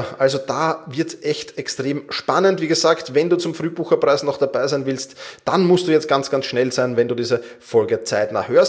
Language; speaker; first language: German; native; German